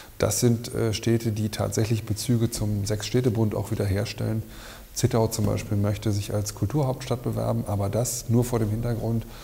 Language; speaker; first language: German; native; German